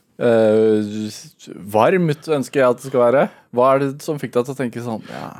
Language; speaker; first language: Norwegian; native; Norwegian